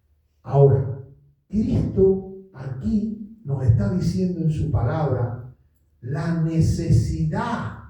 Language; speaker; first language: Spanish; native; Spanish